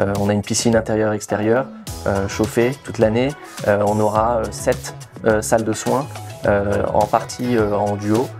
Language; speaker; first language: French; native; French